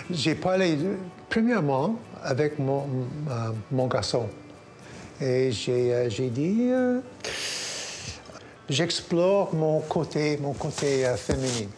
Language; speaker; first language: French; non-native, local second language; English